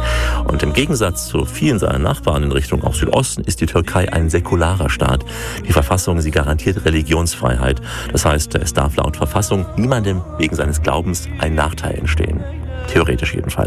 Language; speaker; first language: German; native; German